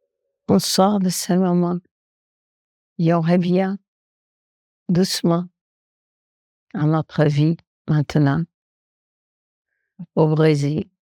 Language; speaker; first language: French; non-native, fluent; Portuguese